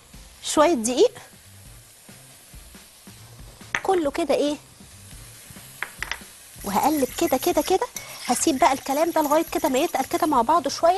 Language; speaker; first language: Arabic; native; Arabic